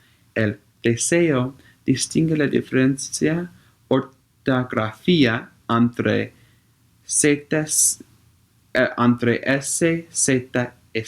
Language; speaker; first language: Spanish; non-native, learner; English